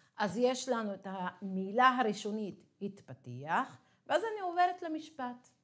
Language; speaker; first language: Hebrew; non-native, local second language; Arabic